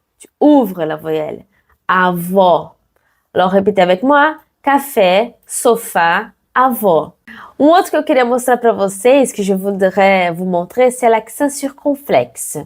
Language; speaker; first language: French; non-native, fluent; Portuguese